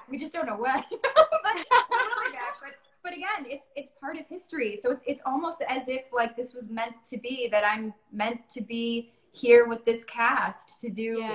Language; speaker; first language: English; native; English